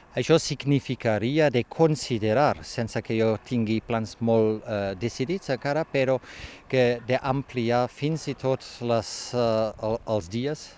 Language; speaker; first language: Catalan; non-native, fluent; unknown